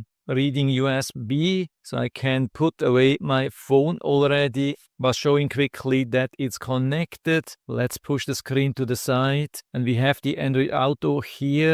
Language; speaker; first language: English; non-native, fluent; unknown